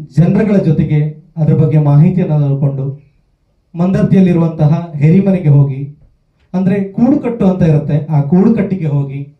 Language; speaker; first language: Kannada; native; Kannada